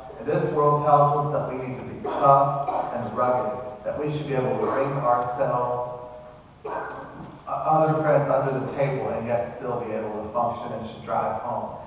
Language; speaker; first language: English; native; English